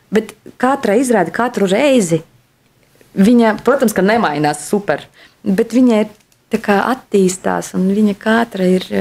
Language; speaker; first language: Latvian; non-native, local second language; Russian